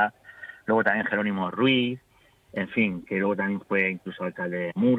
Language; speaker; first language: Spanish; native; Spanish